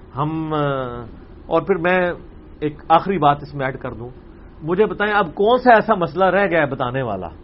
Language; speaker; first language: Urdu; native; Urdu